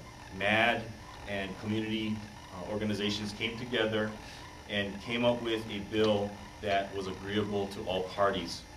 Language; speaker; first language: English; native; English